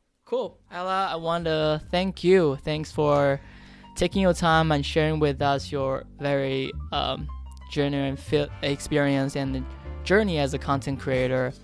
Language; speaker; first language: English; non-native, fluent; Chinese